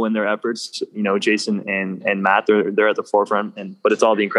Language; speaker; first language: English; native; English